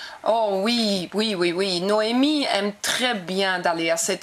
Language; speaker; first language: French; non-native, local second language; Dutch